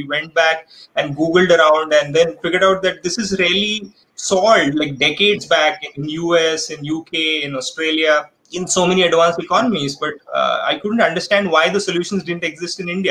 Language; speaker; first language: English; non-native, local second language; Marathi